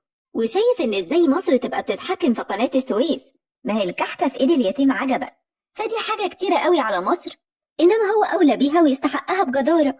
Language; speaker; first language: Arabic; native; Arabic